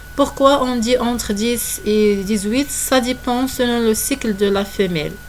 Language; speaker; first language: French; non-native, local second language; Arabic